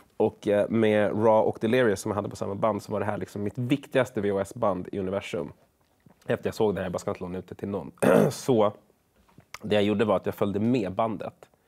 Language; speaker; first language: Swedish; early bilingual, other home language; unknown